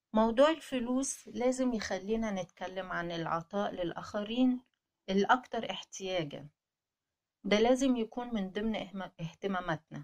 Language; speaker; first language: Arabic; native; Arabic